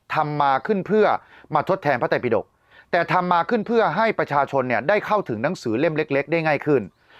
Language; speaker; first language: Thai; native; Thai